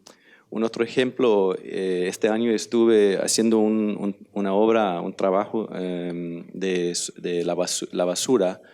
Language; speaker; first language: Spanish; non-native, learner; Danish